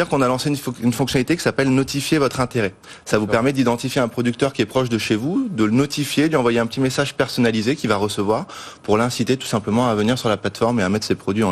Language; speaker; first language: French; native; French